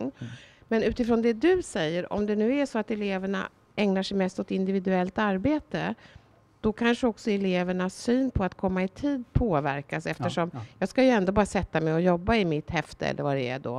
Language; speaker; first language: Swedish; native; Swedish